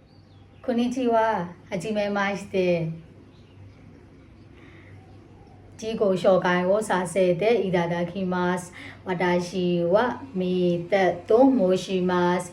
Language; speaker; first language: Japanese; non-native, learner; Burmese